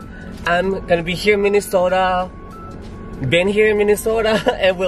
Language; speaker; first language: English; native; English